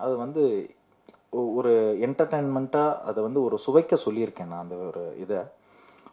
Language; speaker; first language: Tamil; native; Tamil